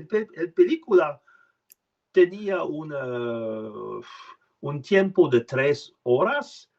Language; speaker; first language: Spanish; non-native, learner; French